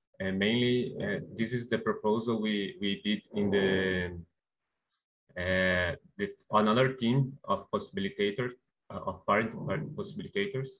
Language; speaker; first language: English; non-native, learner; Portuguese